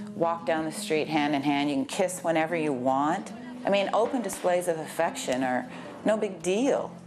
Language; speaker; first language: English; native; English